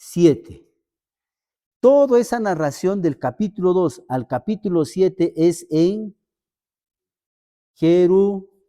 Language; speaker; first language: Spanish; native; Spanish